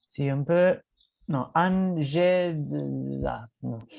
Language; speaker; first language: French; non-native, learner; Spanish